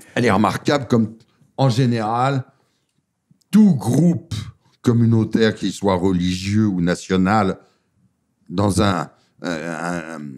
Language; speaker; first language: French; native; French